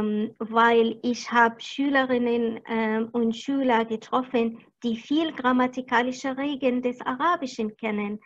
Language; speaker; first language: German; non-native, fluent; Arabic